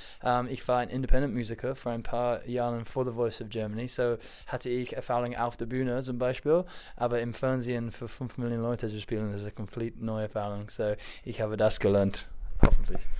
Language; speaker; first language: German; non-native, learner; English